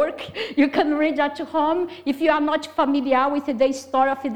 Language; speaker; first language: English; non-native, fluent; Portuguese